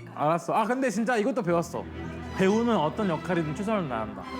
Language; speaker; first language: Korean; non-native, fluent; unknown